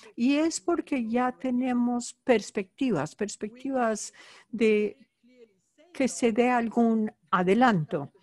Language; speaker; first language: Spanish; non-native, fluent; Bulgarian